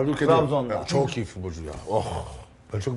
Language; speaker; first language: Turkish; non-native, learner; French